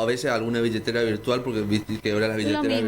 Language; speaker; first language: Spanish; native; Spanish